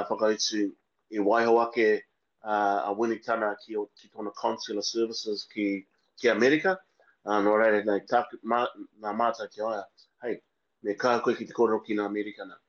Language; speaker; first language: Māori; non-native, local second language; English